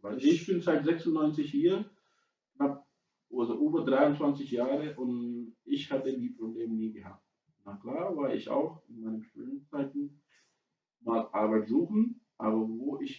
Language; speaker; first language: German; non-native, fluent; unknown